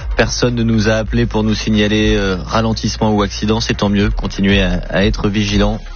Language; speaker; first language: French; native; French